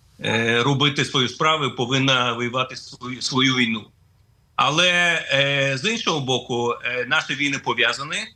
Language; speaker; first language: Ukrainian; non-native, fluent; Russian